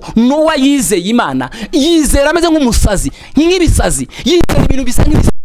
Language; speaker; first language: Kinyarwanda; native; Kinyarwanda